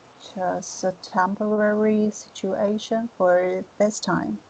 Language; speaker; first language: English; non-native, learner; Chinese